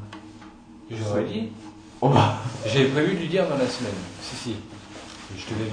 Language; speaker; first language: French; native; French